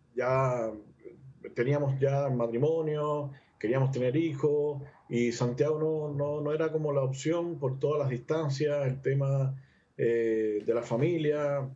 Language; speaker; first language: Spanish; native; Spanish